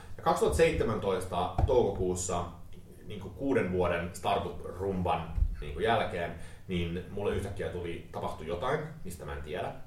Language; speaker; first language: Finnish; early bilingual, heritage; Finnish